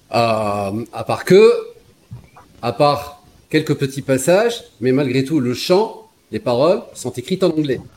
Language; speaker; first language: French; non-native, local second language; Arabic